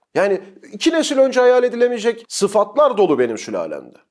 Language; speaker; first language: Turkish; native; Turkish